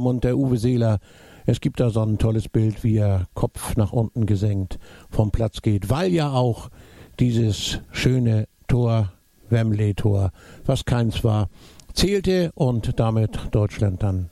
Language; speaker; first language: German; native; German